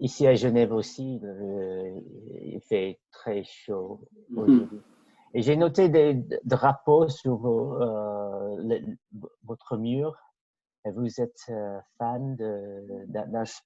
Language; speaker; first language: French; non-native, fluent; English